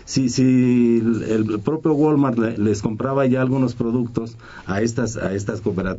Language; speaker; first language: Spanish; native; Spanish